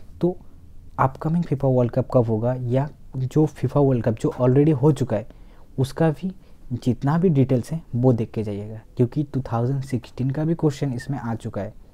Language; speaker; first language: Hindi; non-native, local second language; Bangla